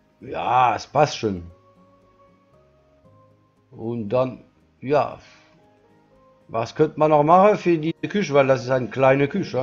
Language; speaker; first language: German; non-native, learner; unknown